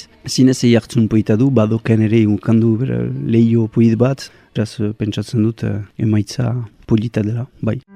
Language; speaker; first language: Basque; native; Basque